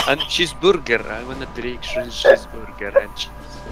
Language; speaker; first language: English; non-native, learner; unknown